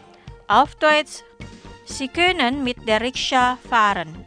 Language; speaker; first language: German; non-native, fluent; Indonesian